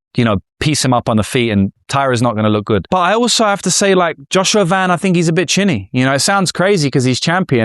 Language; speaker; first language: English; native; English